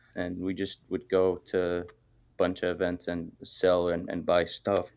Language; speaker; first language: English; early bilingual, other home language; Arabic